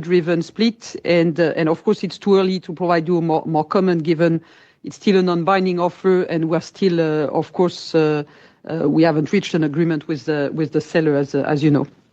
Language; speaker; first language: English; non-native, fluent; French